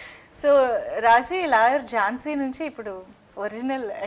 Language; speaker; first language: Telugu; native; Telugu